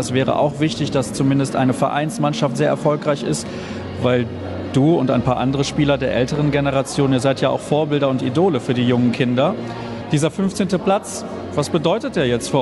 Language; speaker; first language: German; native; German